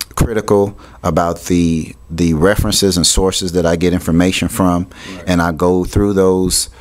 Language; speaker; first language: English; native; English